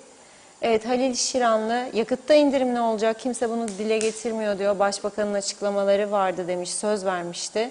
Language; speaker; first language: Turkish; native; Turkish